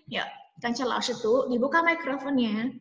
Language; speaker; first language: Indonesian; native; Indonesian